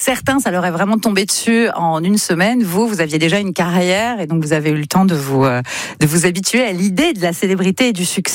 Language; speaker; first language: French; native; French